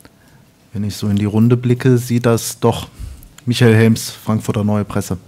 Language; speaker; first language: German; native; German